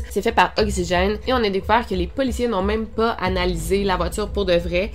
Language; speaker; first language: French; native; French